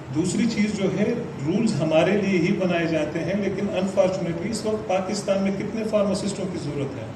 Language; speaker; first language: Urdu; non-native, local second language; Pashto